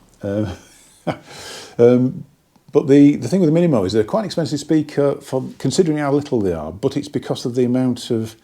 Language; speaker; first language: English; native; English